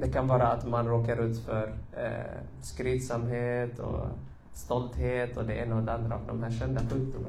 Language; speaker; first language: Swedish; early bilingual, other home language; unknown